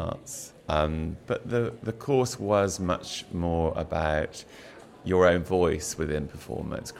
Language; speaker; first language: English; native; English